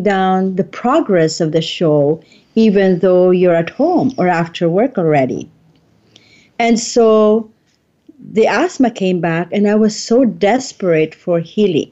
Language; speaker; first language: English; non-native, local second language; Filipino